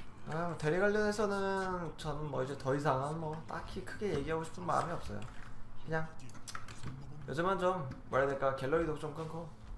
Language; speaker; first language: Korean; native; Korean